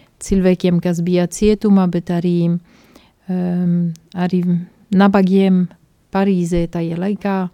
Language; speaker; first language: Latvian; non-native, fluent; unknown